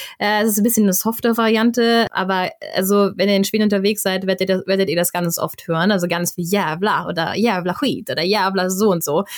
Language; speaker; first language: German; native; German